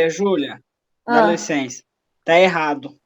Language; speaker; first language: Portuguese; native; Portuguese